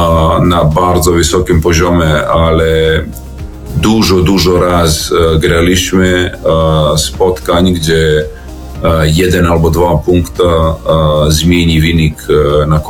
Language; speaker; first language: Polish; non-native, learner; Serbian